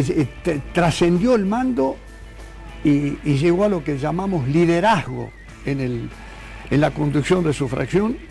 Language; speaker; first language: Spanish; native; Spanish